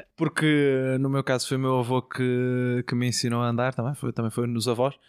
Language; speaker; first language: Portuguese; native; Portuguese